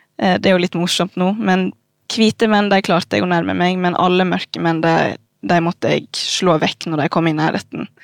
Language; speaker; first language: Norwegian; early bilingual, other home language; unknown